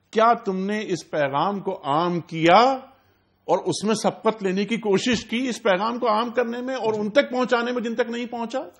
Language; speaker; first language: Urdu; native; Urdu